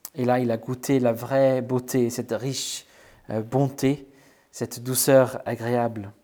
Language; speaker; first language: French; non-native, fluent; English